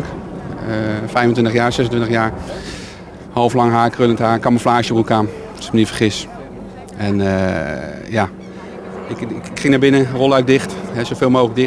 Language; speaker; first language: Dutch; native; Dutch